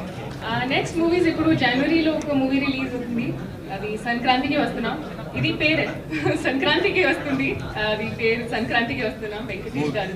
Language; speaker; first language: Telugu; non-native, learner; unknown